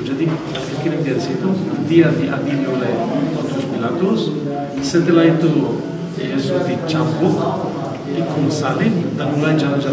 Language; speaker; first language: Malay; non-native, fluent; Hebrew